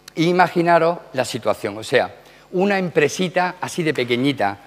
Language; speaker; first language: Spanish; native; Spanish